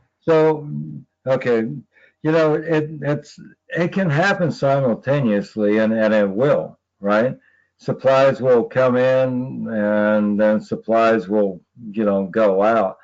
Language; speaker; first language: English; native; English